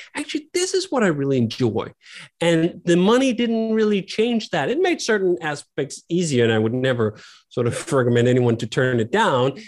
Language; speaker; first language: English; non-native, fluent; Danish